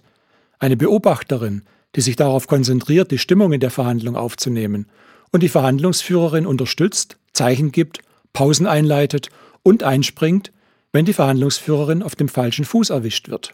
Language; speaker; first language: German; native; German